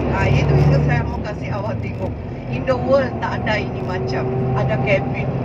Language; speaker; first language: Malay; non-native, local second language; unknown